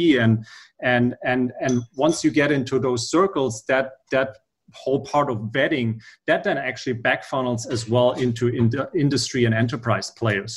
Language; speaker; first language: English; non-native, fluent; German